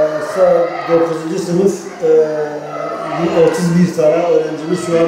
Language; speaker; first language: Turkish; native; Turkish